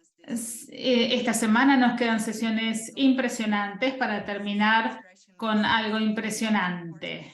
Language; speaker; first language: Spanish; non-native, fluent; Portuguese